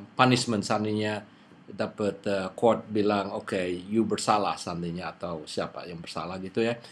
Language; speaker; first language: Indonesian; native; Indonesian